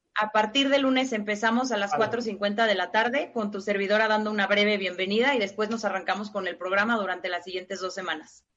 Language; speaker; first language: Spanish; native; Spanish